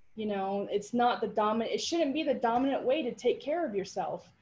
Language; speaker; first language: English; native; English